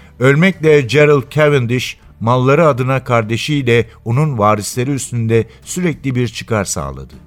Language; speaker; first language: Turkish; native; Turkish